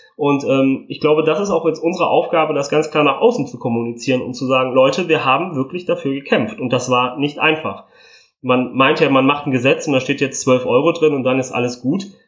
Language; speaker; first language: German; early bilingual, other home language; Italian